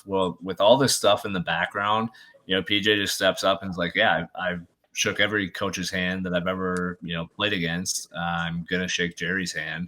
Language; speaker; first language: English; native; English